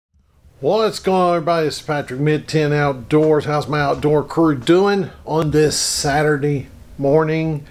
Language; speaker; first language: English; native; English